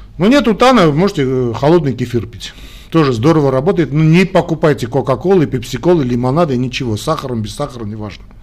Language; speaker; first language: Russian; non-native, local second language; Armenian